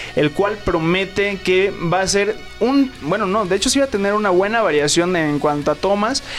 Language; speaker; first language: Spanish; native; Spanish